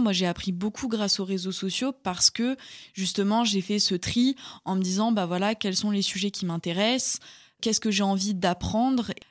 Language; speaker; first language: French; native; French